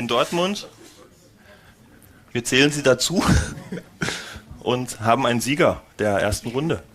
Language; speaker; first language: German; native; German